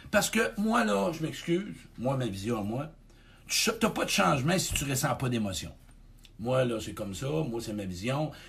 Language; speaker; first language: French; native; French